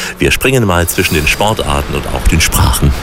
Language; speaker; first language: German; native; German